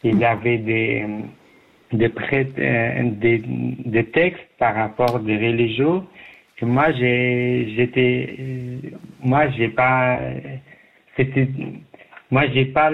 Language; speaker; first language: French; non-native, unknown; Persian